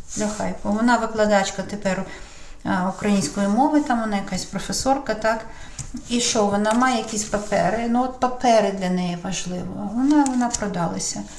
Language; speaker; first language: Ukrainian; non-native, local second language; Russian